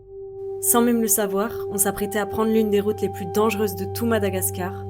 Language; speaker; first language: French; native; French